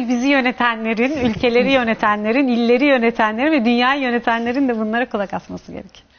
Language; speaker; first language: Turkish; native; Turkish